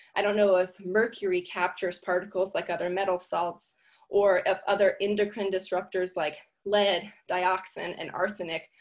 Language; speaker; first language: English; native; English